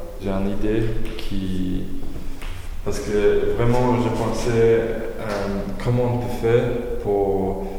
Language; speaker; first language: French; non-native, fluent; Polish